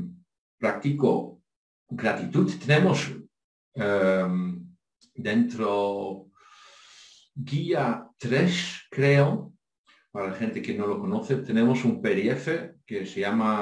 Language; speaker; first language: Spanish; non-native, fluent; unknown